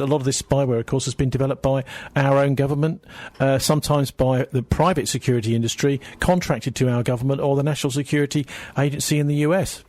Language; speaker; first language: English; native; English